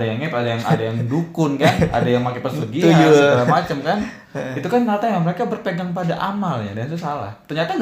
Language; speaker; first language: Indonesian; native; Indonesian